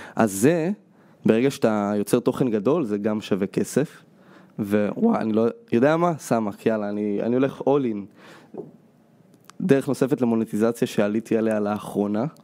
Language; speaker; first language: Hebrew; early bilingual, other home language; Russian